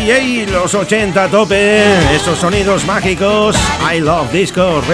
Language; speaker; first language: Spanish; native; Spanish